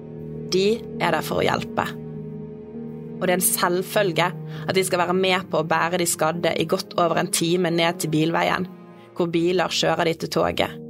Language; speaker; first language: Norwegian; native; Norwegian